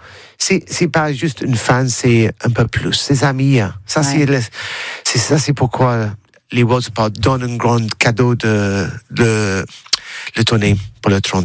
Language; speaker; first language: French; non-native, learner; English